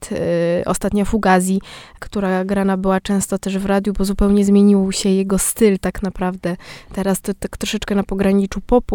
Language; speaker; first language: Polish; native; Polish